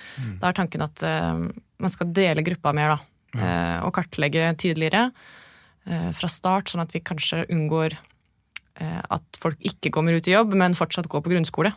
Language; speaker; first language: Norwegian; native; Norwegian